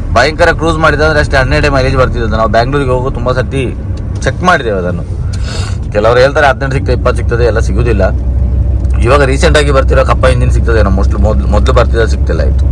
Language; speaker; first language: Kannada; non-native, local second language; Tulu